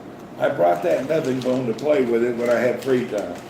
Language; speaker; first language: English; native; English